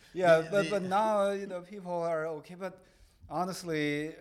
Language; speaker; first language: English; non-native, fluent; Chinese